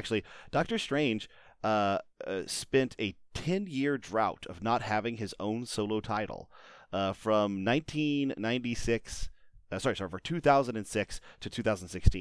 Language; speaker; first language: English; native; English